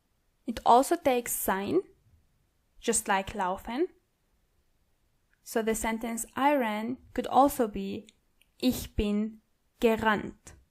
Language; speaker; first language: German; non-native, fluent; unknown